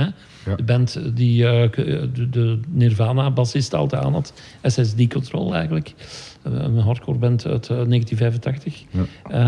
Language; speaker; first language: Dutch; native; Dutch